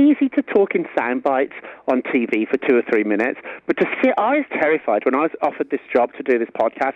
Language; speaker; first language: English; native; English